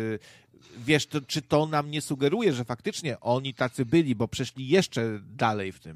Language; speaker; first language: Polish; native; Polish